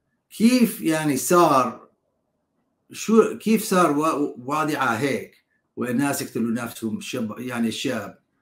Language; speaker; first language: Arabic; non-native, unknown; Hebrew